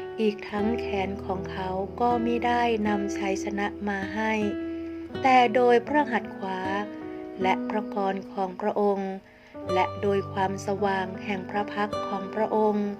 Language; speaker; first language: Thai; native; Thai